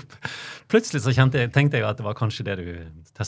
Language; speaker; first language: Norwegian; native; Norwegian